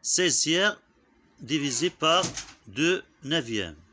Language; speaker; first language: French; non-native, local second language; Arabic